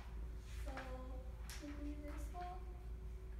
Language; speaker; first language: English; non-native, fluent; Chinese